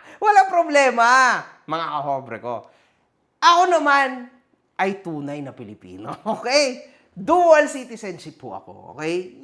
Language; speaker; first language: Filipino; native; Filipino